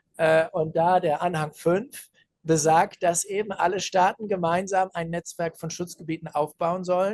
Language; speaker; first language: German; native; German